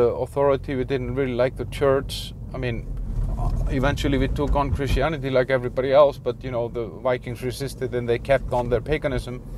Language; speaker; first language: English; non-native, fluent; Icelandic